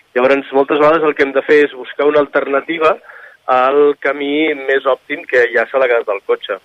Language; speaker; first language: Catalan; native; Catalan